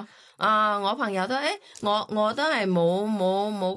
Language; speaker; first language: Cantonese; non-native, learner; Thai